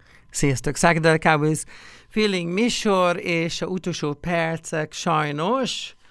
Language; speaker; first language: Hungarian; non-native, fluent; English